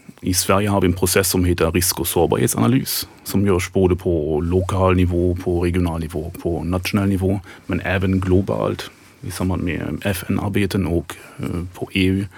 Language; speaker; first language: Swedish; non-native, fluent; German